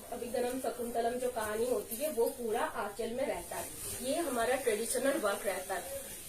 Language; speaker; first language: Hindi; non-native, local second language; Bangla